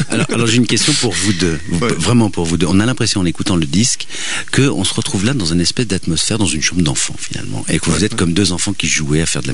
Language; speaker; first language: French; native; French